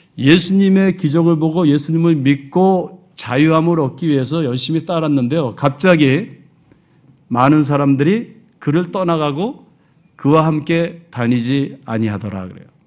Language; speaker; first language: Korean; early bilingual, heritage; Korean